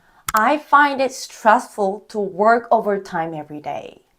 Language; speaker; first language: English; non-native, fluent; Korean